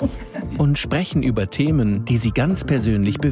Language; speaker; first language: German; native; German